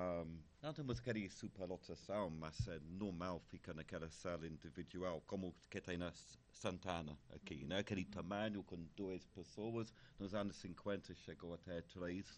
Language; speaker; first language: Portuguese; non-native, fluent; English